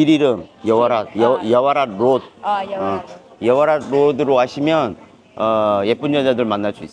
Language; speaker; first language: Korean; native; Korean